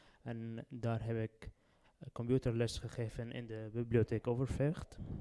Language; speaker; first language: Dutch; non-native, learner; Arabic